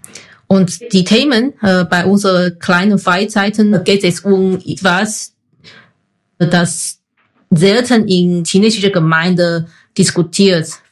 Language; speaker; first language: German; non-native, fluent; Chinese